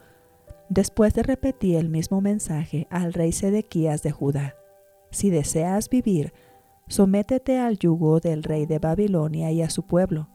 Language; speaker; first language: Spanish; native; Spanish